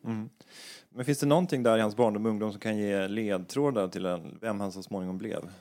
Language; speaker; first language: Swedish; native; Swedish